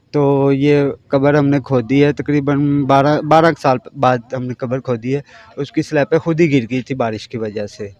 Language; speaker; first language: Urdu; non-native, local second language; Punjabi